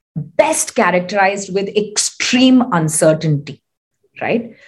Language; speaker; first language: English; non-native, local second language; Tamil